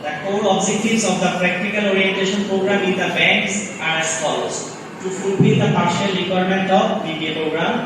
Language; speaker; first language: English; non-native, local second language; Bangla